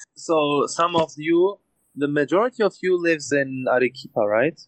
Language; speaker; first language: English; non-native, learner; German